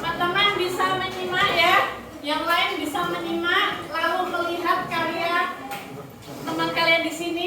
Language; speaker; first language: Indonesian; native; Indonesian